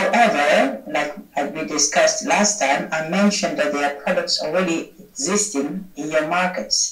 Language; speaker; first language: English; non-native, fluent; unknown